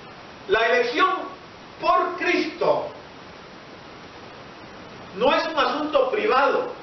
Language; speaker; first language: Spanish; native; Spanish